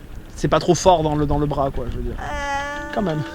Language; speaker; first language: French; native; French